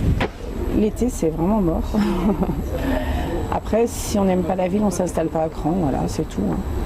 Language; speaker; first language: French; native; French